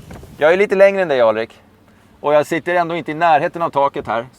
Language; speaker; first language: Swedish; native; Swedish